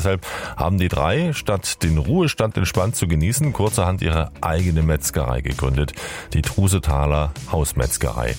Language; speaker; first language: German; native; German